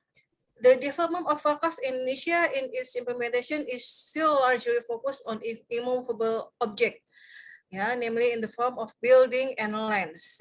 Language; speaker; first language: English; non-native, fluent; Indonesian